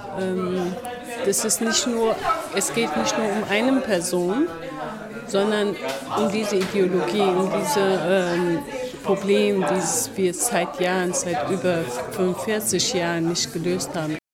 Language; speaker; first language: German; non-native, fluent; Kurdish